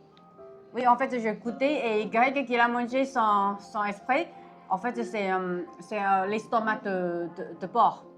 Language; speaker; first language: French; non-native, fluent; Chinese